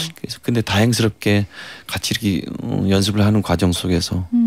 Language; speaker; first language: Korean; native; Korean